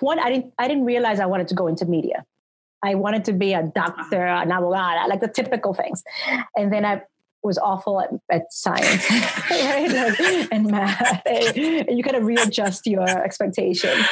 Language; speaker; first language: English; early bilingual, other home language; Spanish